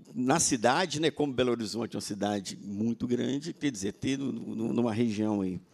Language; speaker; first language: Portuguese; native; Portuguese